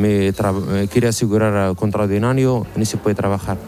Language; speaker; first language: Spanish; non-native, learner; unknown